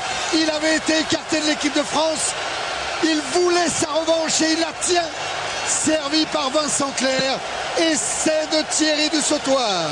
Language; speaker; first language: French; native; French